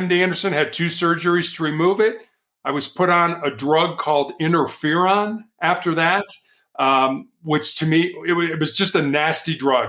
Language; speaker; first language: English; native; English